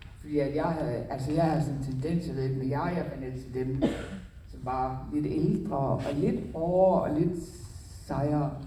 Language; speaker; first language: Danish; native; Danish